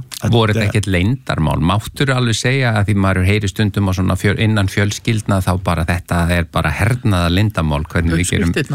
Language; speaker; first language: Icelandic; native; Icelandic